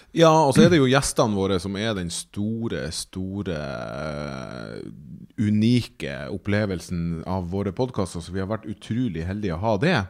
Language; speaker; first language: Norwegian; native; Norwegian